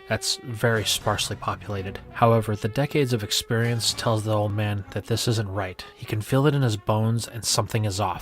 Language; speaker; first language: English; native; English